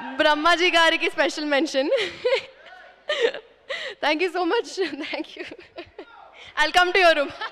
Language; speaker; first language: Telugu; non-native, fluent; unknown